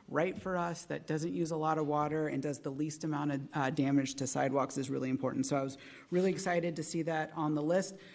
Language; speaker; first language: English; native; English